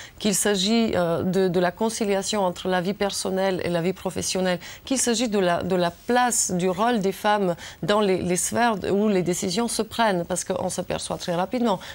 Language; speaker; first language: French; non-native, fluent; Bulgarian